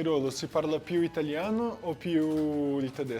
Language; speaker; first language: Italian; non-native, learner; Portuguese